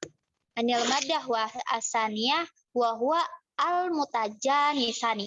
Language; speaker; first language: Arabic; non-native, learner; Indonesian